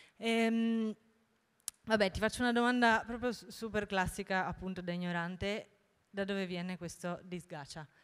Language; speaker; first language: Italian; native; Italian